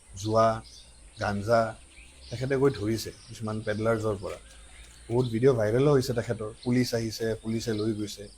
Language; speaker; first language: Assamese; native; Assamese